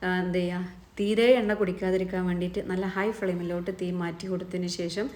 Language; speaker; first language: Malayalam; native; Malayalam